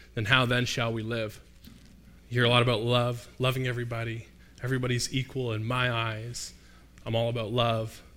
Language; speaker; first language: English; native; English